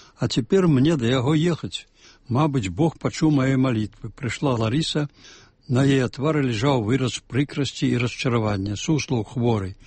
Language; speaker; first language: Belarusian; native; Belarusian